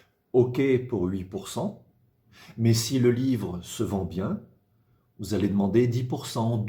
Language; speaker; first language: French; native; French